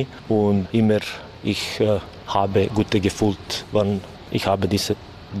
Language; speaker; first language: German; non-native, learner; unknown